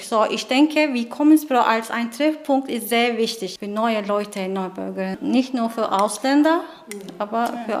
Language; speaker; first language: German; non-native, learner; Turkish